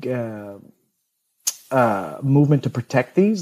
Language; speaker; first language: English; native; English